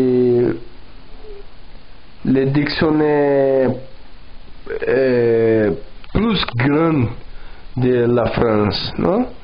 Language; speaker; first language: French; non-native, learner; Portuguese